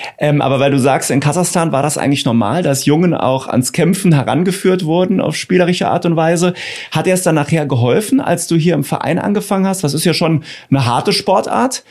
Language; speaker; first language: German; native; German